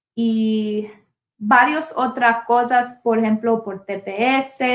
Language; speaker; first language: Spanish; non-native, learner; English